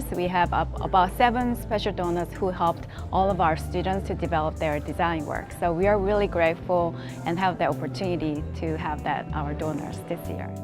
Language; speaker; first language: English; non-native, fluent; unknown